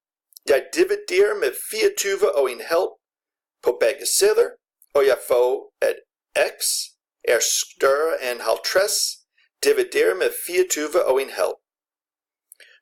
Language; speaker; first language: Danish; non-native, fluent; English